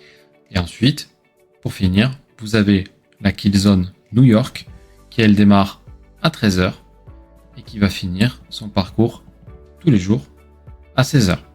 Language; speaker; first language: French; native; French